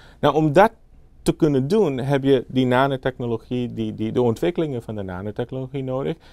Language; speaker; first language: Dutch; non-native, fluent; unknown